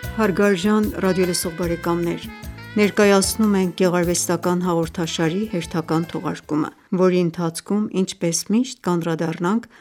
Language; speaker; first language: Armenian; early bilingual, heritage; Armenian